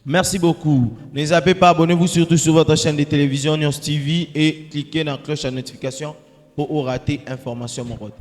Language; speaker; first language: French; non-native, local second language; Lingala